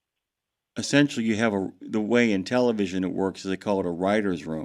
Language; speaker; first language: English; native; English